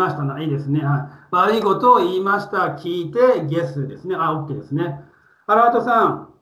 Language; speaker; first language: Japanese; non-native, fluent; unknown